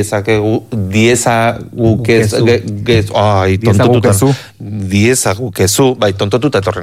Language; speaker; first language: Basque; native; Basque